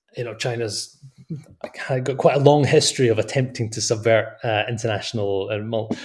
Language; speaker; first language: English; native; English